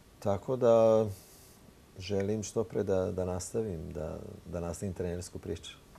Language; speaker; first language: Serbian; native; Serbian